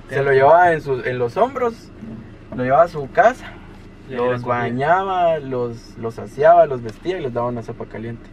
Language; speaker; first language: Spanish; native; Spanish